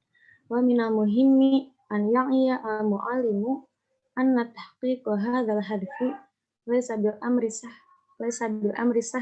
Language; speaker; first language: Arabic; non-native, learner; Indonesian